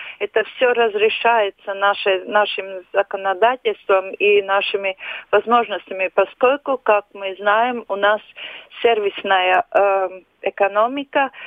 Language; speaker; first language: Russian; non-native, local second language; Latvian